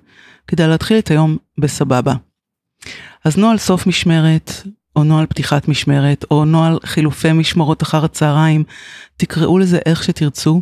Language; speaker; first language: Hebrew; native; Hebrew